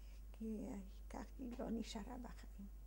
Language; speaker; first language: Hebrew; early bilingual, other home language; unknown